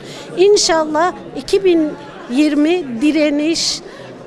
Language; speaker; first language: Turkish; native; Turkish